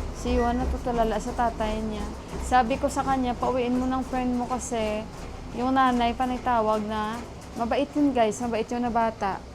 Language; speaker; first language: Filipino; native; Filipino